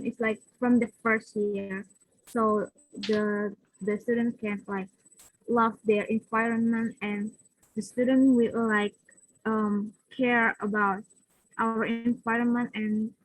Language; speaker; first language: English; non-native, learner; Indonesian